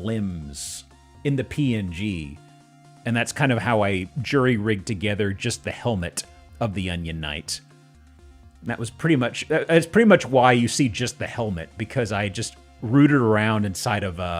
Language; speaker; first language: English; native; English